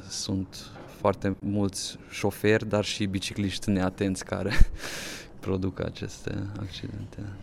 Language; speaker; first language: Romanian; non-native, local second language; Hungarian